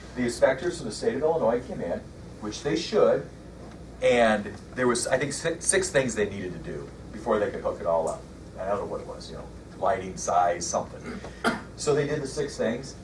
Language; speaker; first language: English; native; English